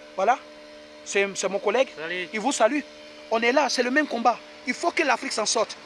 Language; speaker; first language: French; native; French